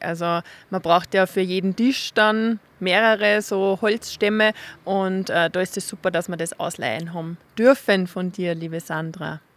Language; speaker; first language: German; native; German